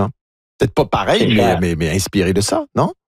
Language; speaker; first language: French; native; French